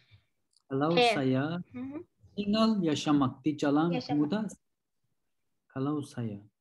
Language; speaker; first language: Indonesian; non-native, learner; Turkish